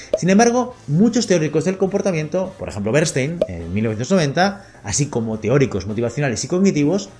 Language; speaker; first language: Spanish; native; Spanish